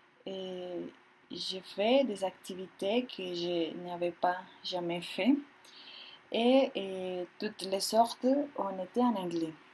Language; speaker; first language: French; non-native, learner; Spanish